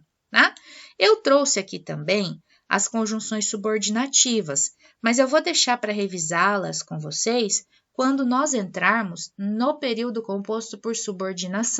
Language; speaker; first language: Portuguese; native; Portuguese